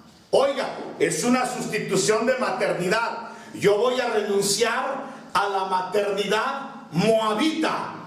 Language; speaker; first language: Spanish; native; Spanish